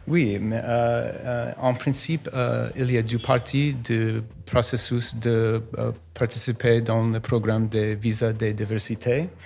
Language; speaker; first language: French; non-native, learner; English